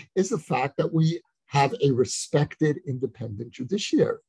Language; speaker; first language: English; native; English